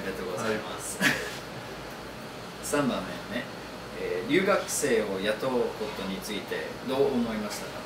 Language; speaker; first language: Japanese; non-native, learner; English